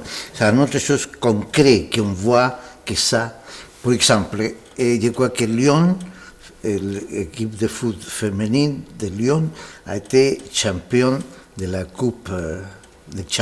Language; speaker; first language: French; non-native, fluent; Spanish